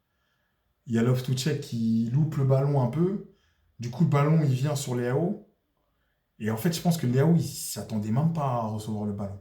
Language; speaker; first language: French; native; French